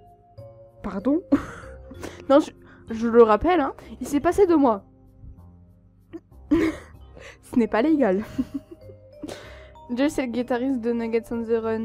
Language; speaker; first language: French; native; French